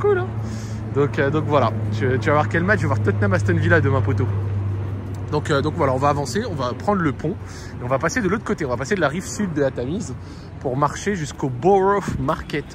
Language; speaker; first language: French; native; French